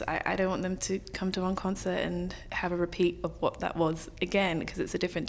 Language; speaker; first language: English; native; English